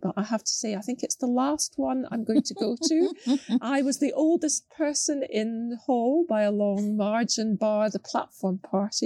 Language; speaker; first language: English; native; English